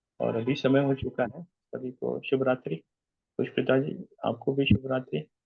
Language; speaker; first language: Hindi; native; Hindi